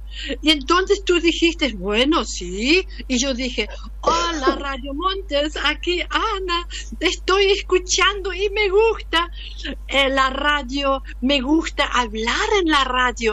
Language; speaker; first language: Spanish; non-native, learner; German